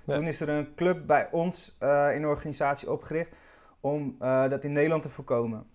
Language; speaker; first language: Dutch; native; Dutch